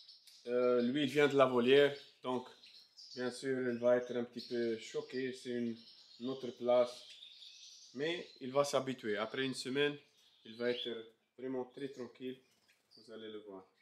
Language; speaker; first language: French; non-native, fluent; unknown